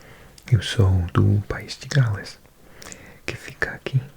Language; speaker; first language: Portuguese; non-native, learner; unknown